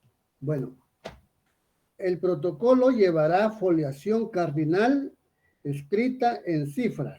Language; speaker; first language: Spanish; native; Spanish